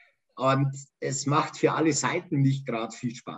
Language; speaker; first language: German; native; German